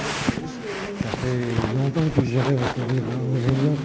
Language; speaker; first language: French; non-native, learner; Uzbek